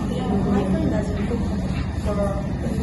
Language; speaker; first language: English; non-native, learner; Indonesian